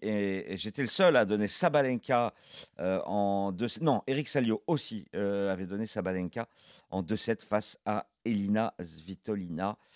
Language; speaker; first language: French; native; French